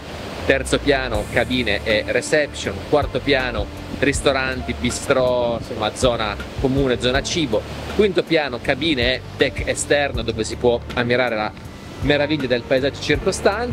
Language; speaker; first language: Italian; native; Italian